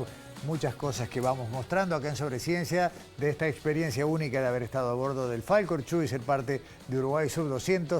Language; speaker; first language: Spanish; native; Spanish